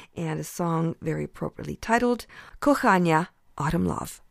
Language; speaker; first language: English; early bilingual, other home language; Ukrainian